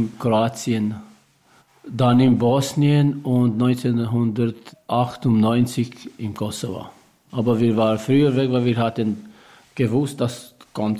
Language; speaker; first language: German; non-native, learner; Albanian